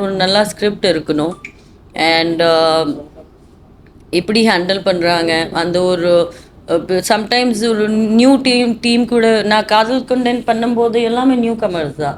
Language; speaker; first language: Tamil; non-native, fluent; Hindi